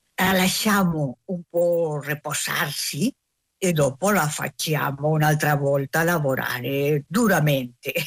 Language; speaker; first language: Italian; non-native, learner; Spanish